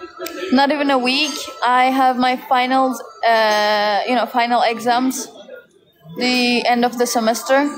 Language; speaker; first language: English; non-native, fluent; Turkish